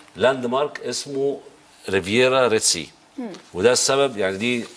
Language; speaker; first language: Arabic; native; Arabic